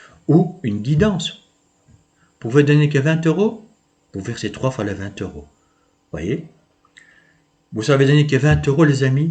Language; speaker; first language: French; native; French